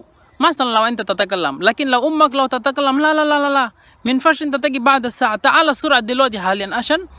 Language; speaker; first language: Arabic; non-native, fluent; Bangla